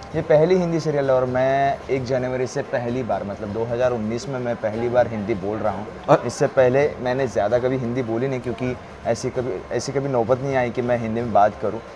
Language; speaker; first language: Hindi; non-native, local second language; Marathi